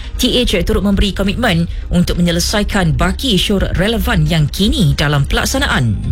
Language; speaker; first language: Malay; native; Malay